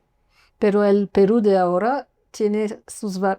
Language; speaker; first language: Spanish; non-native, fluent; English